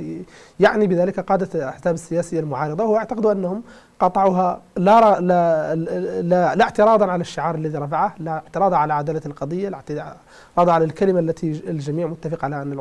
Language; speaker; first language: Arabic; native; Arabic